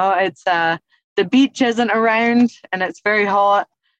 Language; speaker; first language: English; native; English